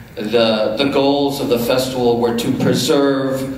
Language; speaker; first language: English; native; English